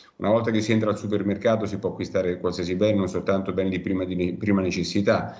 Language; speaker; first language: Italian; native; Italian